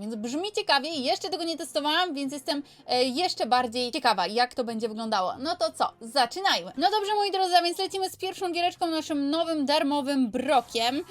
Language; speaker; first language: Polish; native; Polish